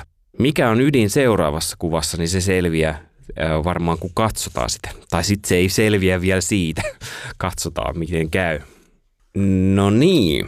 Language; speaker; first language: Finnish; native; Finnish